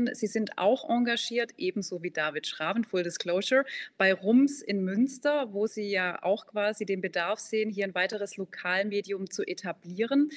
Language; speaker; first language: German; native; German